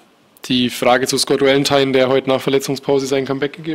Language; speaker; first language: German; native; German